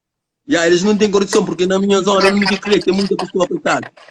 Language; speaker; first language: Portuguese; non-native, learner; Kabuverdianu